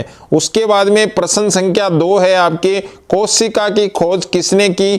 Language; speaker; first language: Hindi; native; Hindi